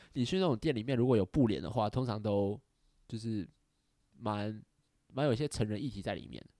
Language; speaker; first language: Chinese; native; Chinese